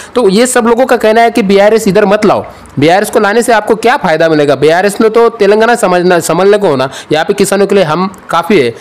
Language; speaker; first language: Hindi; non-native, local second language; Marathi